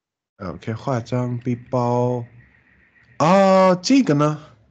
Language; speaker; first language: Chinese; non-native, learner; English